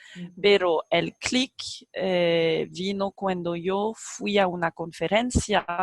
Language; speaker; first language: Spanish; non-native, fluent; French